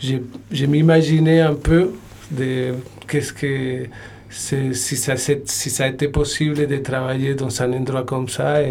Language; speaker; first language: French; non-native, learner; Spanish